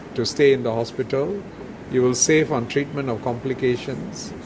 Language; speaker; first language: English; non-native, local second language; Malay